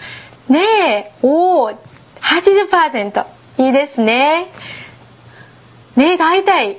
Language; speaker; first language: Japanese; non-native, fluent; Korean